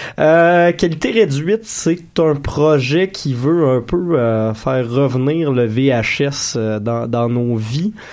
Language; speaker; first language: French; native; French